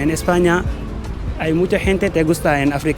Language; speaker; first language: Spanish; non-native, local second language; Wolof